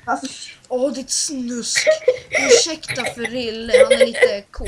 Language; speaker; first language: Swedish; native; Swedish